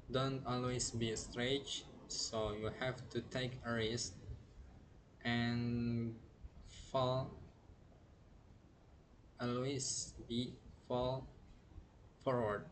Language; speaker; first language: English; non-native, learner; Indonesian